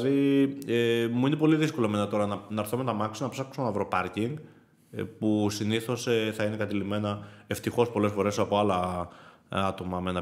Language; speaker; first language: Greek; native; Greek